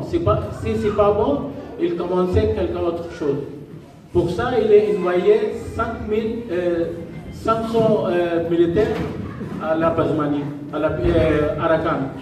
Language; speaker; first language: French; non-native, learner; Rohingya